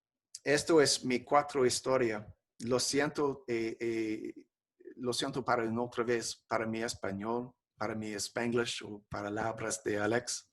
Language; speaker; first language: Spanish; non-native, fluent; English